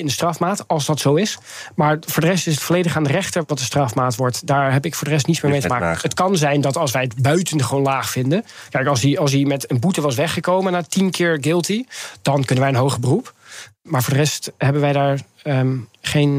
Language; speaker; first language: Dutch; native; Dutch